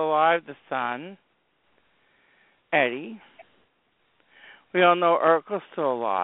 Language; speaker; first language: English; native; English